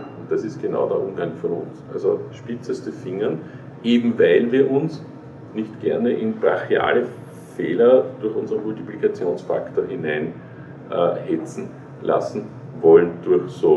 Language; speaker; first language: German; native; German